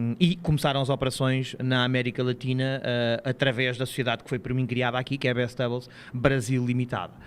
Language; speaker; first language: Portuguese; native; Portuguese